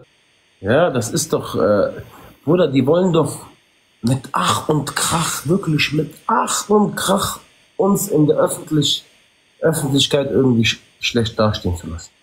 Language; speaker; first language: German; early bilingual, other home language; Arabic